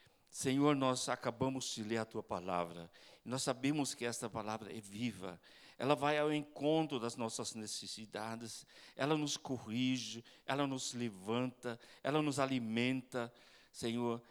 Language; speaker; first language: Portuguese; non-native, fluent; German